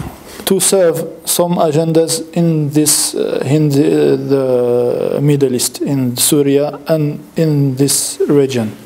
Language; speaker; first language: English; non-native, learner; French